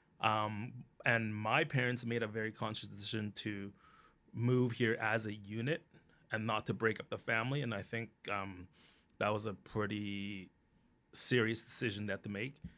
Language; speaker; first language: English; early bilingual, other home language; Cantonese